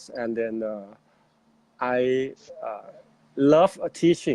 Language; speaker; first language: English; non-native, fluent; Thai